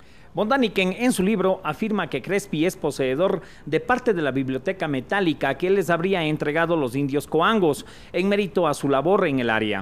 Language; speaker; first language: Spanish; native; Spanish